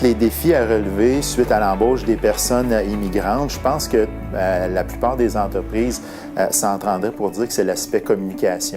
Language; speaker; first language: French; native; French